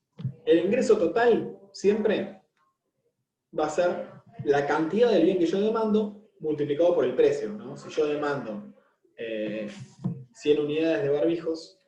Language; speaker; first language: Spanish; native; Spanish